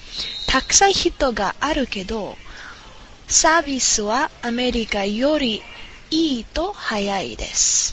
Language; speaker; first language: Japanese; non-native, learner; English